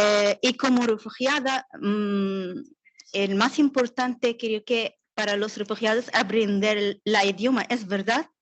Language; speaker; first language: Spanish; non-native, learner; Arabic